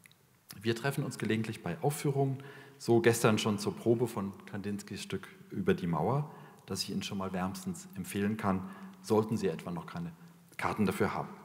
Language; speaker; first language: German; native; German